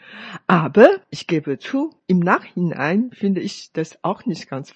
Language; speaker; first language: German; non-native, fluent; Chinese